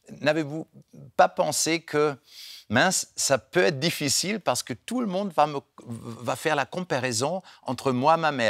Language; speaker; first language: French; non-native, fluent; German